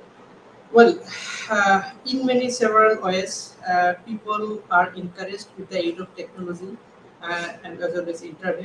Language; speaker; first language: English; non-native, learner; Bangla